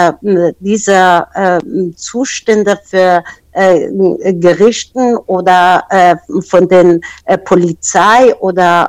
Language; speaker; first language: German; non-native, fluent; Persian